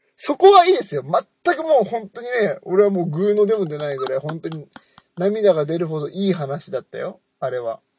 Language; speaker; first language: Japanese; native; Japanese